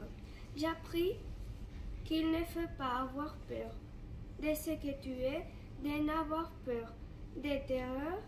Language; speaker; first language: French; non-native, learner; Catalan